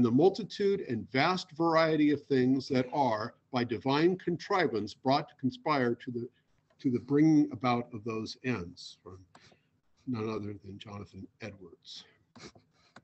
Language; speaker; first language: English; native; English